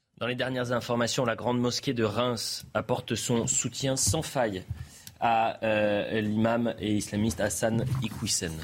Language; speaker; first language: French; native; French